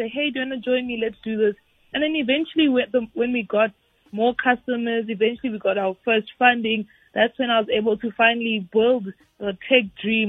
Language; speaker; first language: English; non-native, local second language; Venda